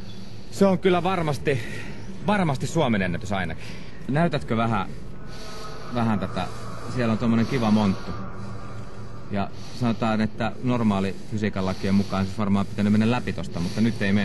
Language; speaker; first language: Finnish; native; Finnish